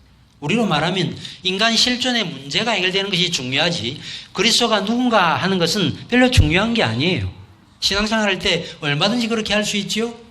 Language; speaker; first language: Korean; native; Korean